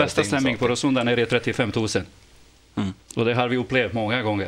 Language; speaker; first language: Swedish; non-native, fluent; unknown